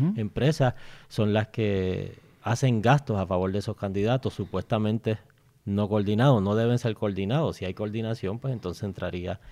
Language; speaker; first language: Spanish; native; Spanish